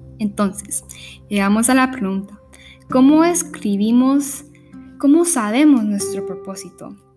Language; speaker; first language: Spanish; early bilingual, heritage; Spanish